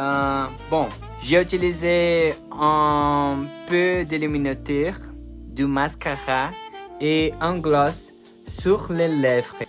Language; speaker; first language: French; non-native, learner; Portuguese